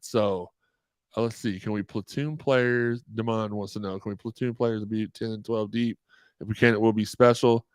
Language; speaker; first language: English; native; English